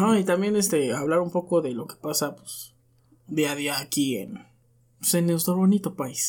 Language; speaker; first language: Spanish; native; Spanish